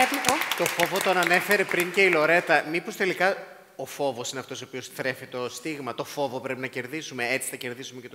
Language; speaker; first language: Greek; native; Greek